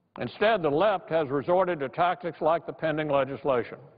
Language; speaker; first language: English; native; English